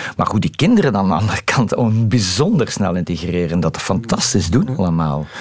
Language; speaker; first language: Dutch; native; Dutch